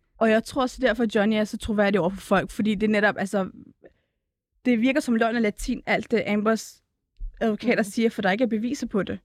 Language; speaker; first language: Danish; early bilingual, other home language; Turkish